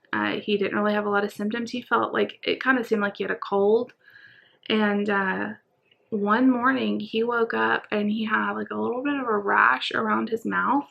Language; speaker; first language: English; native; English